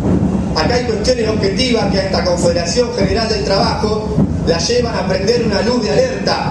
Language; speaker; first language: Spanish; native; Spanish